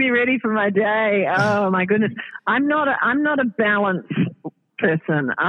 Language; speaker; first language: English; native; English